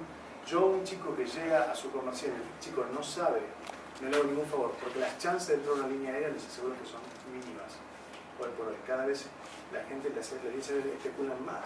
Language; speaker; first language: Spanish; native; Spanish